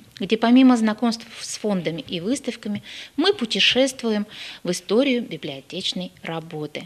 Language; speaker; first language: Russian; native; Russian